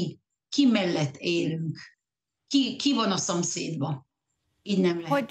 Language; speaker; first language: Hungarian; early bilingual, heritage; Hungarian